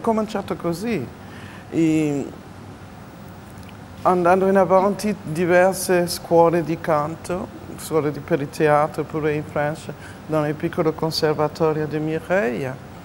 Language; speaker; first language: Italian; non-native, fluent; French